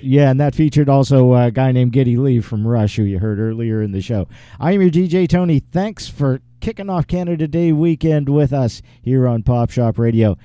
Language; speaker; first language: English; native; English